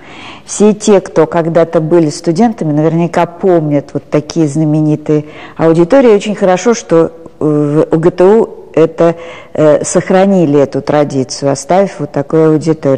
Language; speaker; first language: Russian; native; Russian